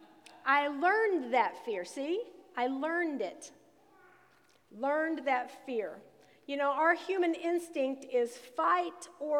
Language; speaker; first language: English; native; English